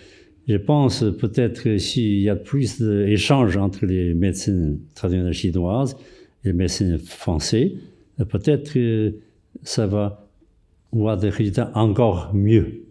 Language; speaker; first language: French; non-native, fluent; Chinese